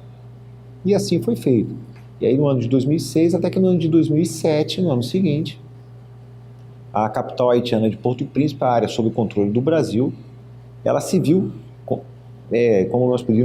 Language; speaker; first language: Portuguese; native; Portuguese